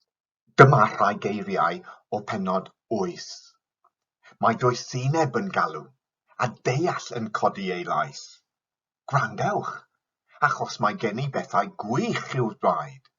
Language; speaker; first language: Welsh; non-native, fluent; English